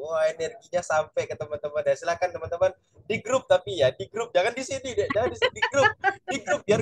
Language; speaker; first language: Indonesian; native; Indonesian